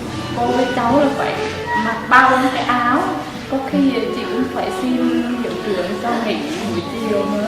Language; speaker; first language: Vietnamese; native; Vietnamese